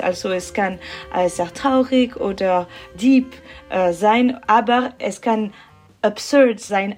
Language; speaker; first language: German; non-native, learner; French